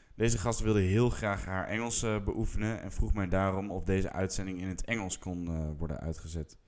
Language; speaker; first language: English; non-native, fluent; Dutch